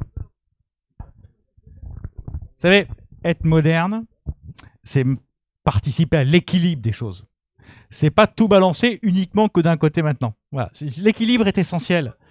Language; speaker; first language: French; native; French